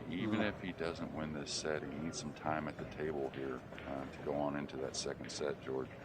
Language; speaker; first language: English; native; English